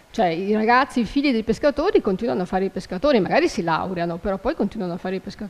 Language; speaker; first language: Italian; native; Italian